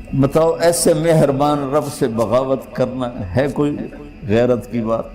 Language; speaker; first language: Urdu; non-native, local second language; Punjabi